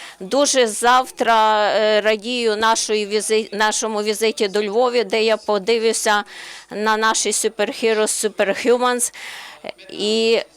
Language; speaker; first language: Ukrainian; non-native, learner; Slovenian